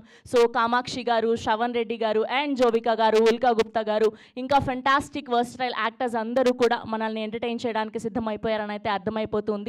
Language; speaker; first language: Telugu; native; Telugu